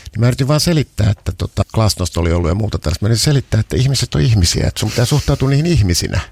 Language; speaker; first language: Finnish; native; Finnish